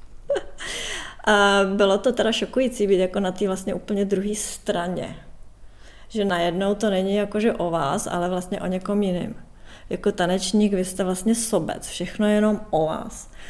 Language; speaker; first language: Czech; native; Czech